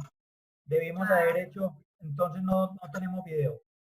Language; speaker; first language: Spanish; native; Spanish